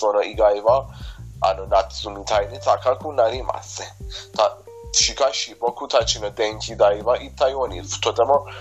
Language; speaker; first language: Japanese; non-native, fluent; Persian